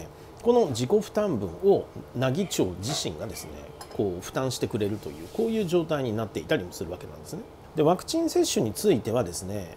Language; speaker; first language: Japanese; native; Japanese